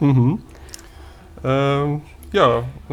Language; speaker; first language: German; non-native, learner; Arabic